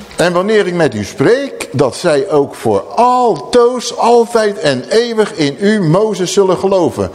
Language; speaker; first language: Dutch; native; Dutch